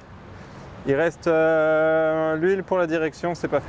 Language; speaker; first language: French; native; French